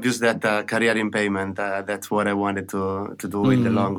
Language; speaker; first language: English; non-native, fluent; Italian